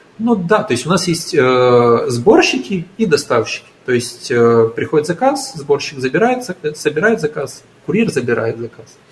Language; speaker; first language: Russian; native; Russian